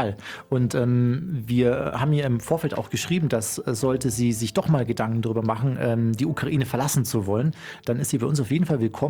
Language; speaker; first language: German; native; German